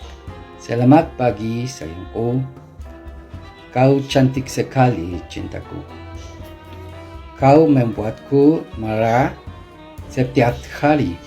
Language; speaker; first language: Indonesian; non-native, learner; Spanish